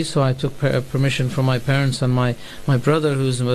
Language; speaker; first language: English; native; English